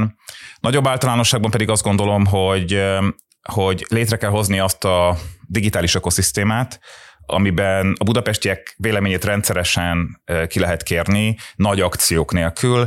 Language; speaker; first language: Hungarian; native; Hungarian